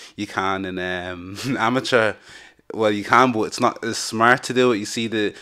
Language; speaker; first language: English; native; English